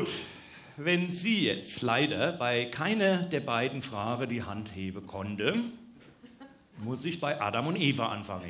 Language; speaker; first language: German; native; German